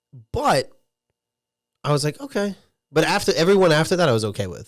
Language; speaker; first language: English; native; English